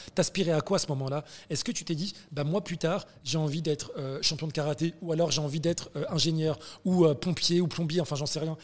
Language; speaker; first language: French; native; French